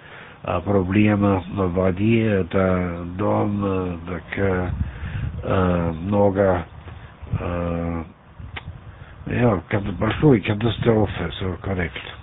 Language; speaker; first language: Russian; non-native, learner; German